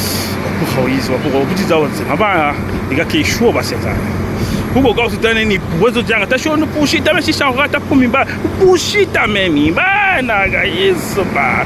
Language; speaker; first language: Chinese; non-native, learner; French